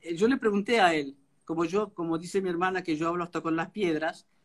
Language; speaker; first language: Spanish; non-native, local second language; German